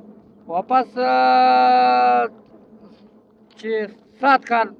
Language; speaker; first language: Hindi; non-native, learner; Pashto